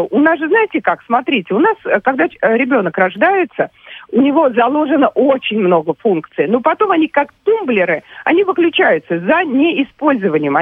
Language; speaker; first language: Russian; native; Russian